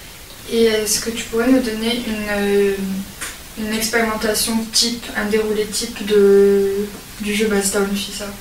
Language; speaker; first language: French; native; French